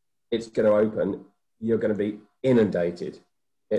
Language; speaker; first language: English; native; English